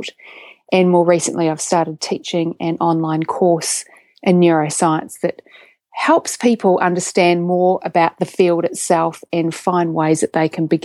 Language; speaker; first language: English; native; English